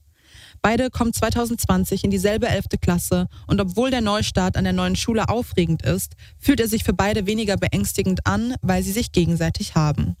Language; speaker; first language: German; native; German